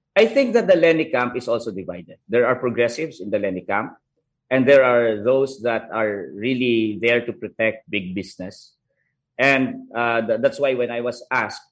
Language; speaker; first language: English; non-native, local second language; Hiligaynon